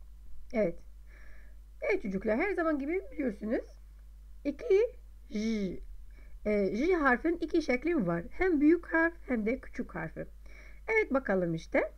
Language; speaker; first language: Turkish; non-native, fluent; Arabic